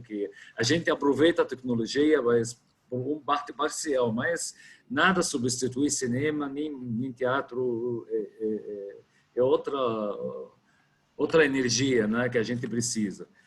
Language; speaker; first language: Portuguese; non-native, fluent; Arabic